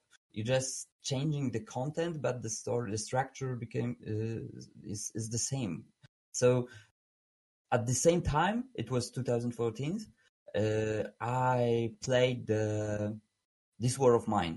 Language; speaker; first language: English; non-native, fluent; Polish